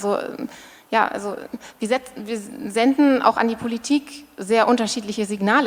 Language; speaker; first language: German; native; German